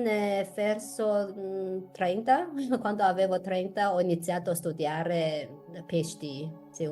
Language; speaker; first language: Italian; non-native, fluent; Chinese